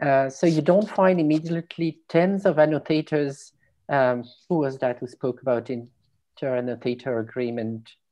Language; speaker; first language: English; non-native, fluent; French